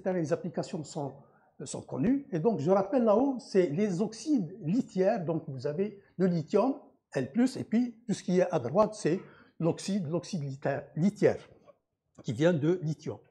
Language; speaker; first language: French; non-native, local second language; Arabic